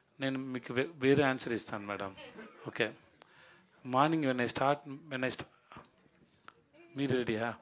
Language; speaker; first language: Telugu; non-native, learner; Tamil